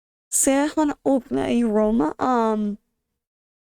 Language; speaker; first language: Norwegian; non-native, learner; English